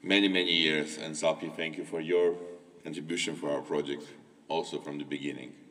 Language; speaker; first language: English; non-native, fluent; Armenian